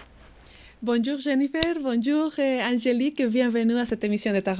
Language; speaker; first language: French; non-native, fluent; Spanish